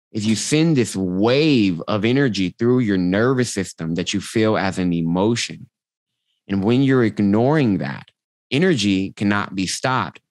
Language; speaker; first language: English; native; English